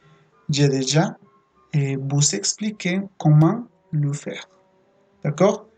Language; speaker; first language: French; non-native, fluent; Spanish